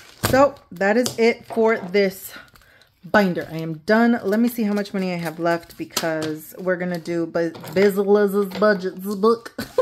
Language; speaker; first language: English; native; English